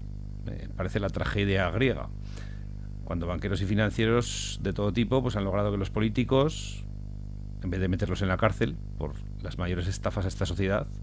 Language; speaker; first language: Spanish; native; Spanish